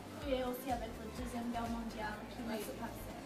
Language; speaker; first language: French; non-native, learner; English